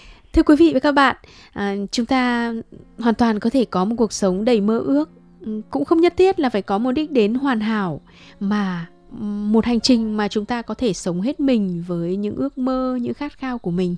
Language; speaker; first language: Vietnamese; native; Vietnamese